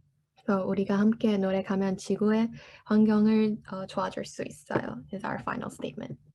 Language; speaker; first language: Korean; non-native, learner; English